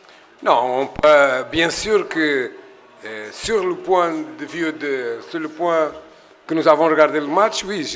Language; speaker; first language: French; non-native, fluent; Portuguese